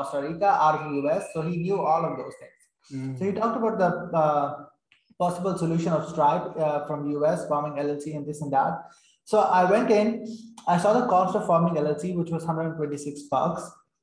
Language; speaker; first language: English; non-native, fluent; Urdu